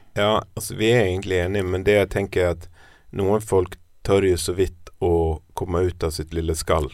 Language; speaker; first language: Norwegian; native; Norwegian